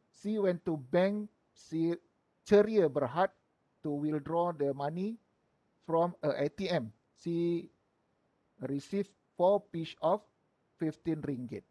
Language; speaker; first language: English; non-native, local second language; Malay